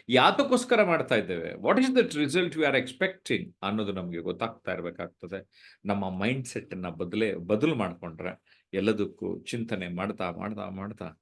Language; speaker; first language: Kannada; native; Kannada